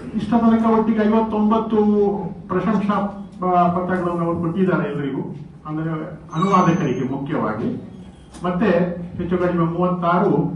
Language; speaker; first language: Kannada; non-native, local second language; Konkani